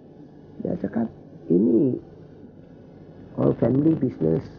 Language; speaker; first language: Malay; non-native, local second language; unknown